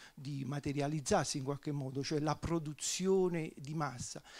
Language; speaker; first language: Italian; native; Italian